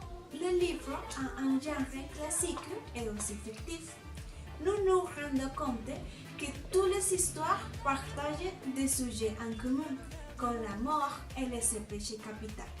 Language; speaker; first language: French; non-native, fluent; Spanish